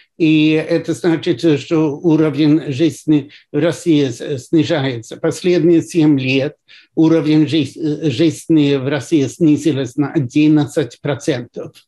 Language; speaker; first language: Russian; non-native, fluent; Swedish